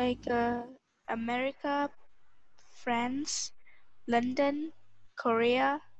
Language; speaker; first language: English; non-native, learner; Vietnamese